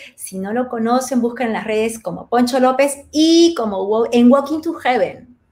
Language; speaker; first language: Spanish; native; Spanish